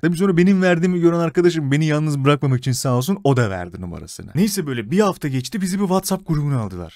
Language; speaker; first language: Turkish; native; Turkish